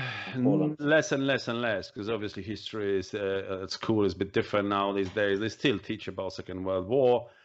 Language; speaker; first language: English; non-native, fluent; Polish